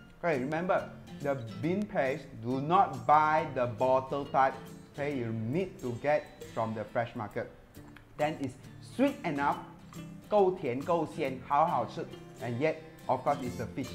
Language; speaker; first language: English; non-native, local second language; Chinese